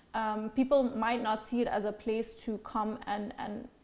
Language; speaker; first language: English; non-native, fluent; Dutch